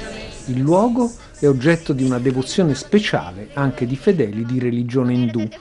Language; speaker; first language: Italian; native; Italian